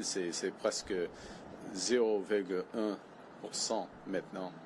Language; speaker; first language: French; non-native, fluent; English